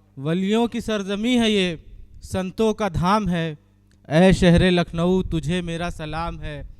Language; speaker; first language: Urdu; native; Urdu